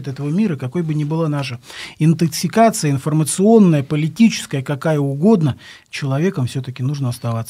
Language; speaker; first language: Russian; native; Russian